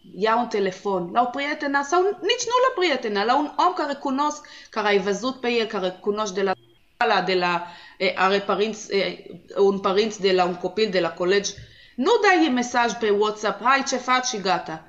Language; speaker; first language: Romanian; non-native, learner; Hebrew